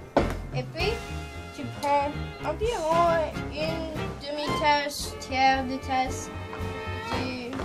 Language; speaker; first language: French; non-native, learner; English